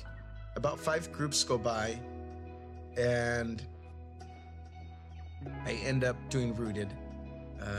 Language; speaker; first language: English; native; English